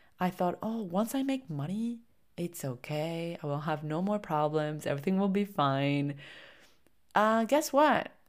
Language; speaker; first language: English; non-native, fluent; French